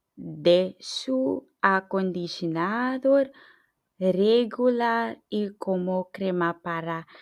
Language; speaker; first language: Spanish; non-native, learner; English